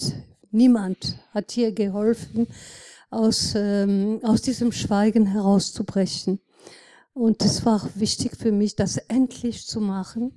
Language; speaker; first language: German; non-native, fluent; French